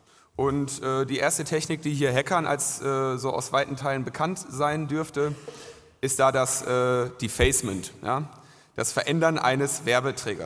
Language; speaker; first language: German; native; German